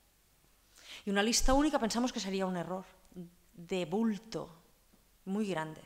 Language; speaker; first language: Spanish; non-native, local second language; Catalan